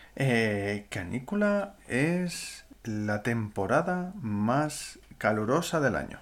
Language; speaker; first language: Spanish; native; Spanish